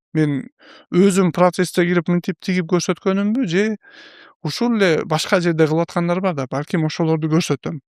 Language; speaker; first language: Kyrgyz; non-native, local second language; Uzbek